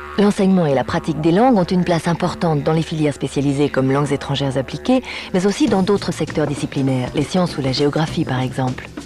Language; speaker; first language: French; native; French